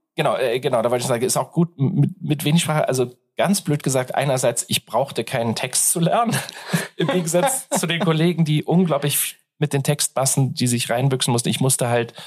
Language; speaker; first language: German; native; German